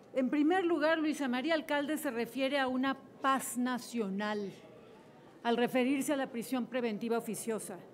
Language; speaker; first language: Spanish; native; Spanish